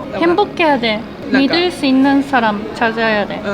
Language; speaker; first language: Korean; non-native, local second language; Japanese